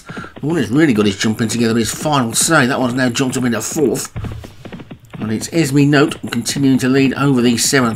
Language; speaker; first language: English; native; English